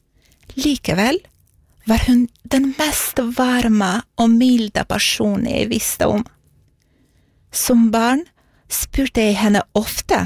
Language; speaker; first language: Norwegian; non-native, fluent; Romanian